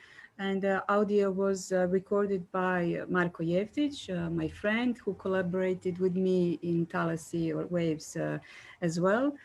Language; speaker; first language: English; non-native, fluent; Serbian